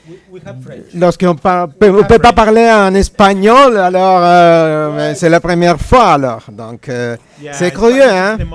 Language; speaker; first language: French; non-native, fluent; Spanish